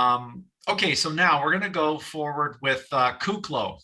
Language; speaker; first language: English; native; English